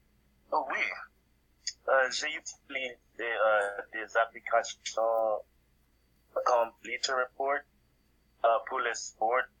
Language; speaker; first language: French; non-native, learner; English